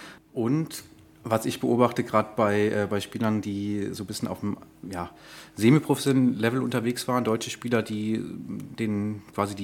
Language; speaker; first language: German; native; German